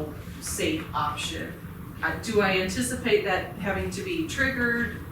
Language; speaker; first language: English; native; English